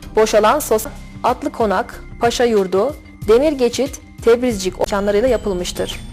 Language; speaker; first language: Turkish; native; Turkish